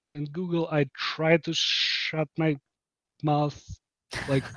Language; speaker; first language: English; non-native, fluent; Ukrainian